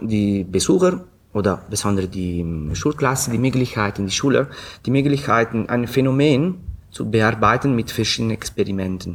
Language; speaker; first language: German; non-native, fluent; Italian